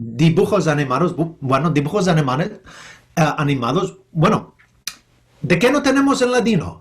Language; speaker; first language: Spanish; non-native, fluent; English